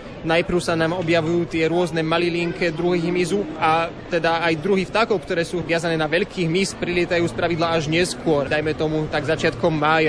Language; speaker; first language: Slovak; native; Slovak